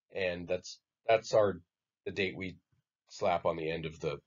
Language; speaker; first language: English; native; English